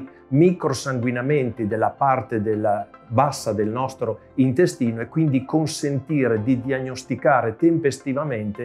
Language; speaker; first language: Italian; native; Italian